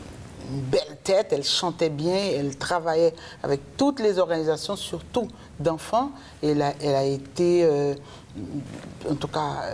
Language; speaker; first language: French; native; French